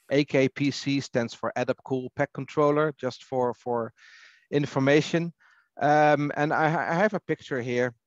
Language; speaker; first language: English; non-native, fluent; Dutch